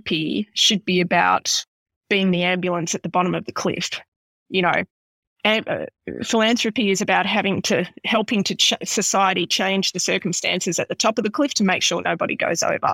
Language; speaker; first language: English; native; English